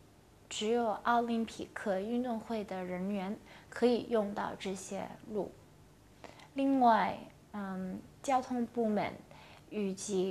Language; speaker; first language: Chinese; non-native, local second language; Cantonese